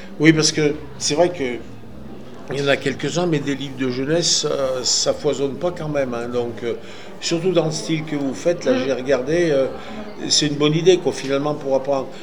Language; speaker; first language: French; native; French